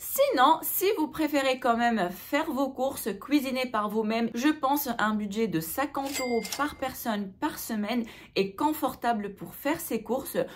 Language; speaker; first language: French; non-native, local second language; Arabic